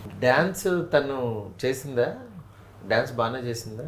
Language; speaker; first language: Telugu; native; Telugu